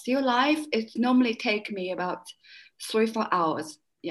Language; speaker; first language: English; non-native, fluent; Chinese